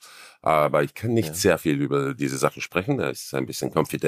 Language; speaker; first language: German; non-native, fluent; Croatian